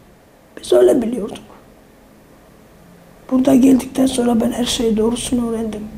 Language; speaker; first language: Turkish; non-native, fluent; Armenian